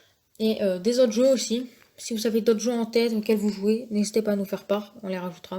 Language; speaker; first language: French; native; French